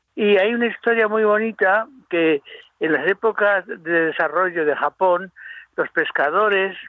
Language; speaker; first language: Spanish; native; Spanish